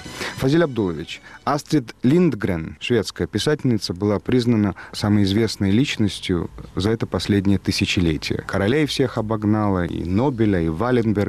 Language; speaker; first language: Russian; native; Russian